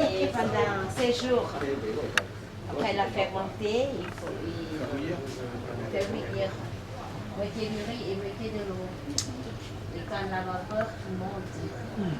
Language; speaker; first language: French; non-native, fluent; Lao